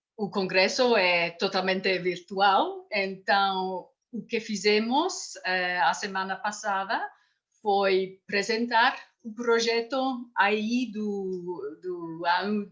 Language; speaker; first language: Portuguese; non-native, fluent; English